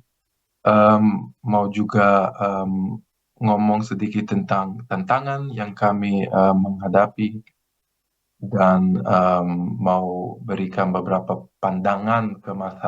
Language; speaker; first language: Indonesian; non-native, fluent; Greek